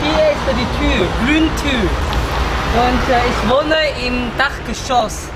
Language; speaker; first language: German; non-native, learner; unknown